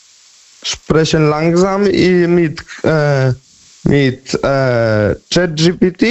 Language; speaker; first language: German; non-native, learner; Polish